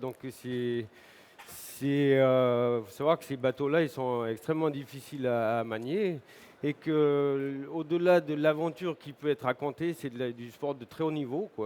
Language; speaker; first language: French; native; French